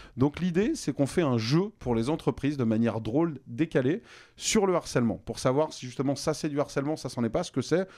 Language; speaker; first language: French; native; French